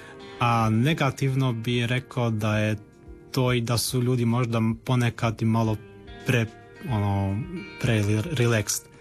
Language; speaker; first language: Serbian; early bilingual, heritage; Croatian